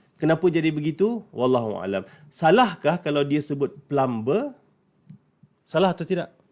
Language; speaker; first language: Malay; native; Malay